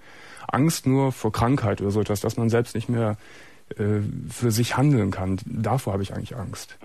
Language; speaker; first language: German; native; German